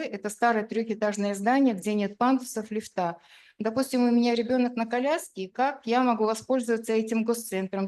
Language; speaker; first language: Russian; native; Russian